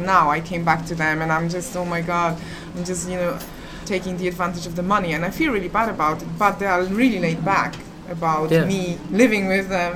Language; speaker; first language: English; non-native, fluent; Polish